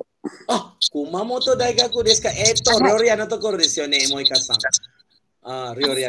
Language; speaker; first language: Japanese; non-native, fluent; Malay